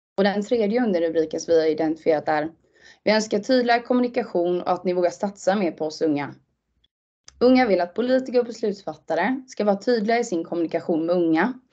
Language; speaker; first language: Swedish; native; Swedish